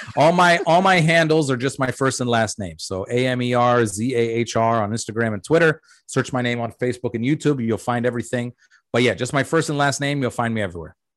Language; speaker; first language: English; early bilingual, other home language; Arabic